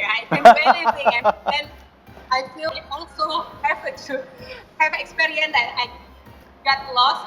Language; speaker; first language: English; non-native, learner; Indonesian